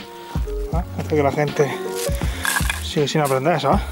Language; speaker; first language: Spanish; native; Spanish